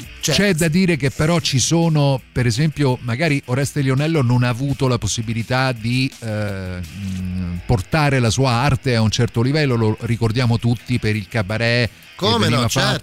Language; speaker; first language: Italian; native; Italian